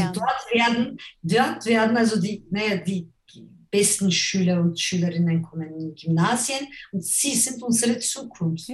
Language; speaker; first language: German; non-native, fluent; Turkish